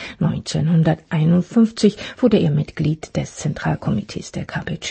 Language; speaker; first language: German; non-native, fluent; Czech